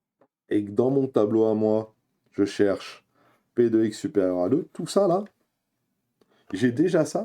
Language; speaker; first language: French; native; French